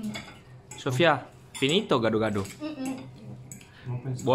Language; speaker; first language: Italian; non-native, learner; Indonesian